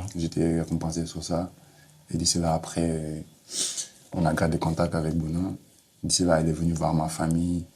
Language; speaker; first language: French; non-native, local second language; Wolof